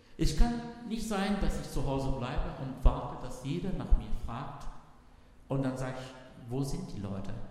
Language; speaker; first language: German; non-native, fluent; Arabic